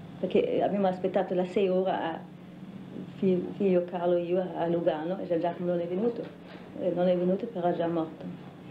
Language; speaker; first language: Italian; non-native, fluent; German